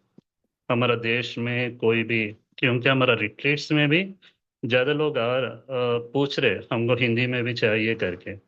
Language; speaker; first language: Hindi; non-native, local second language; Telugu